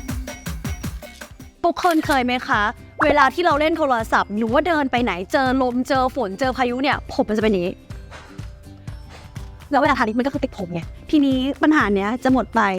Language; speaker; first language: Thai; native; Thai